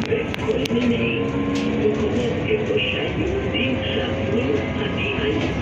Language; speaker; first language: Hebrew; non-native, fluent; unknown